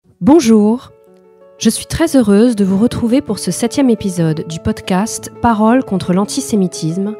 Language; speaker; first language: French; native; French